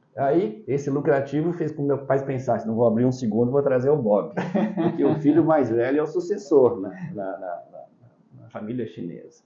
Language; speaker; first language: Portuguese; early bilingual, other home language; Chinese